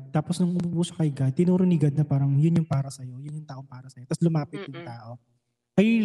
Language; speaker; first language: English; non-native, local second language; Filipino